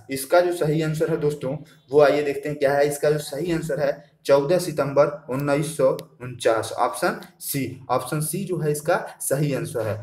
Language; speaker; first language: Hindi; native; Hindi